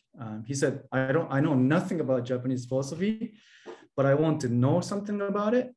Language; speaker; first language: English; non-native, fluent; Japanese